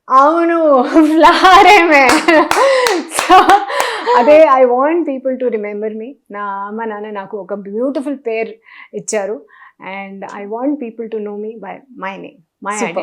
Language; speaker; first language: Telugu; non-native, local second language; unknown